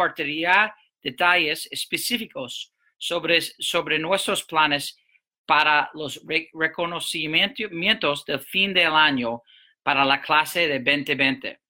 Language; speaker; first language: Spanish; non-native, fluent; English